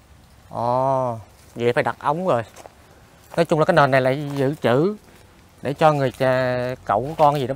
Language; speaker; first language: Vietnamese; native; Vietnamese